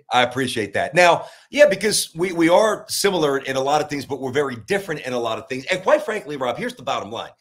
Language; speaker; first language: English; native; English